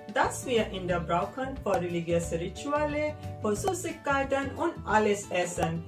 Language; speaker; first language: German; non-native, learner; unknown